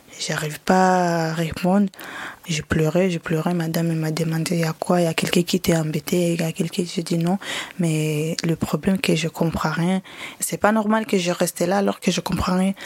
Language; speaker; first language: French; non-native, learner; Ngazidja Comorian